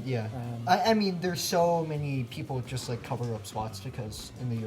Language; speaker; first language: English; native; English